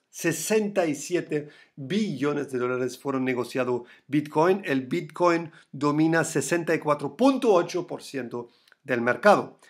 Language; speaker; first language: Spanish; non-native, fluent; German